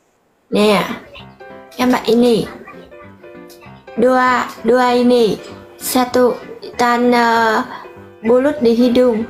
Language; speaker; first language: Indonesian; non-native, learner; Vietnamese